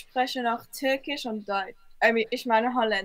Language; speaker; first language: German; early bilingual, heritage; German